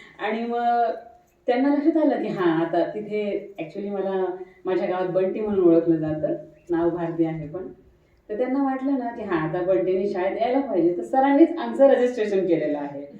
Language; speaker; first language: Marathi; non-native, local second language; Marwari